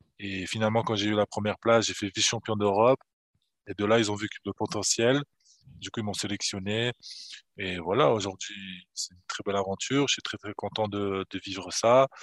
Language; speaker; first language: French; early bilingual, other home language; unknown